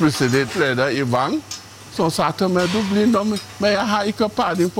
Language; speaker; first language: Norwegian; non-native, learner; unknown